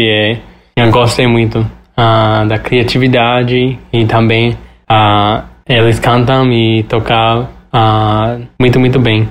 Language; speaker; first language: Portuguese; non-native, learner; English